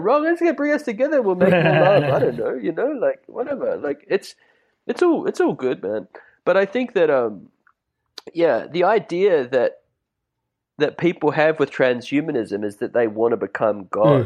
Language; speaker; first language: English; native; English